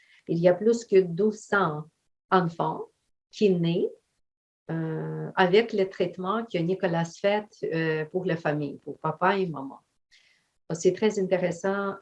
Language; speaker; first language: French; non-native, fluent; Ukrainian